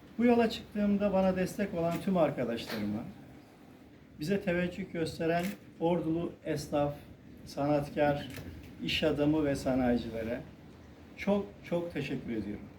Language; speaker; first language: Turkish; native; Turkish